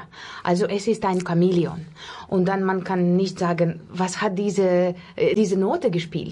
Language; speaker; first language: German; non-native, learner; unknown